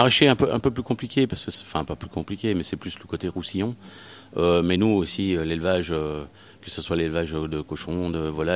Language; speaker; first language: French; native; French